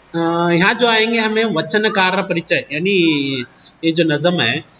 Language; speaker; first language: Hindi; non-native, local second language; Kannada